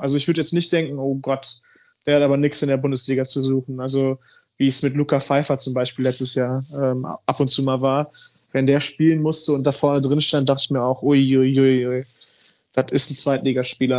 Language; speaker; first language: German; native; German